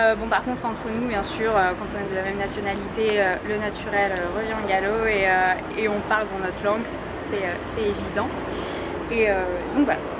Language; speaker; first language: French; native; French